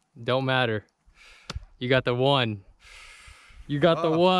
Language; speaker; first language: English; native; English